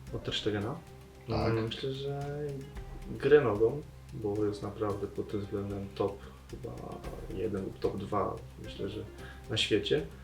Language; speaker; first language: Polish; native; Polish